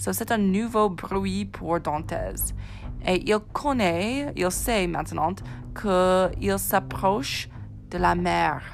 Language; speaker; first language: French; non-native, fluent; English